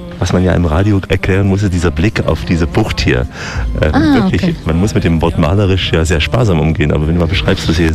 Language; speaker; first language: German; native; German